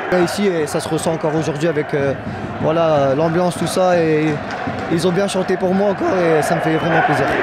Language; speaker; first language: French; native; French